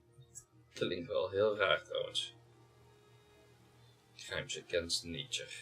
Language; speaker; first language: Dutch; native; Dutch